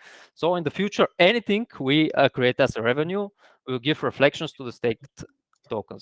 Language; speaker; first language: English; non-native, fluent; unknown